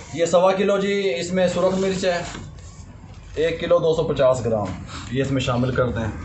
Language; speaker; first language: Urdu; non-native, local second language; Punjabi